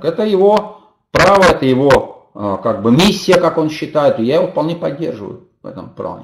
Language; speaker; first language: Russian; native; Russian